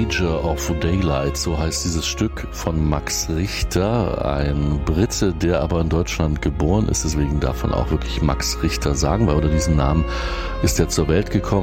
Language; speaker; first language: German; native; German